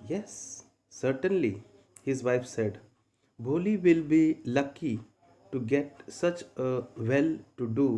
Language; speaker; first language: English; non-native, local second language; Marathi